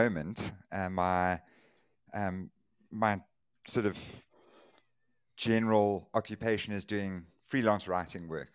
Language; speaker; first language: English; native; English